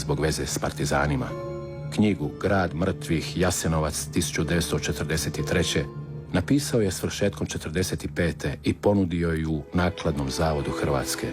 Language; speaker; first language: Croatian; native; Croatian